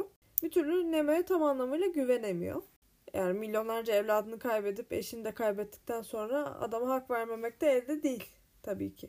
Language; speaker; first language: Turkish; native; Turkish